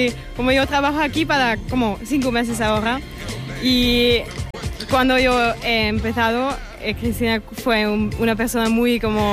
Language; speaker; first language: Spanish; non-native, learner; English